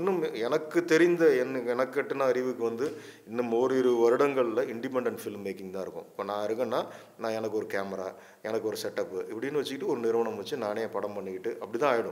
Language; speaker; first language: Tamil; native; Tamil